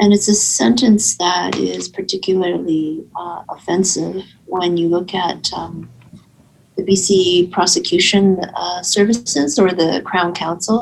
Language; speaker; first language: English; native; English